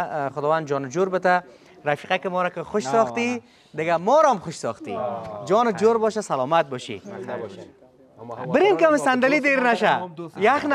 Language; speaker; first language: Persian; native; Persian